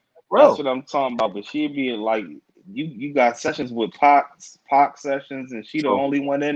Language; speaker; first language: English; native; English